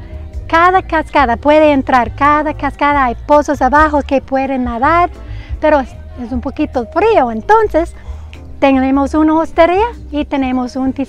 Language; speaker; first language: Spanish; non-native, learner; English